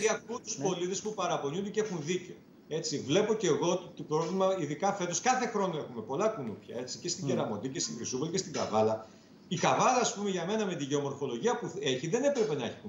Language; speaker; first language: Greek; native; Greek